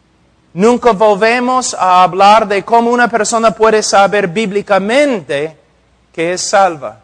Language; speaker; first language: Spanish; non-native, fluent; English